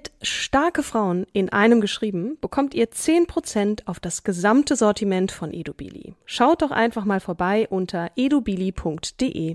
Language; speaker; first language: German; native; German